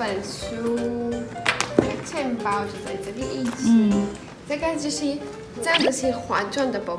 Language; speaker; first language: Chinese; non-native, learner; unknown